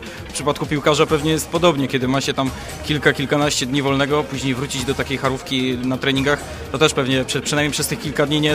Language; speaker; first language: Polish; native; Polish